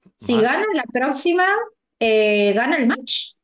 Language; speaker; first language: Spanish; native; Spanish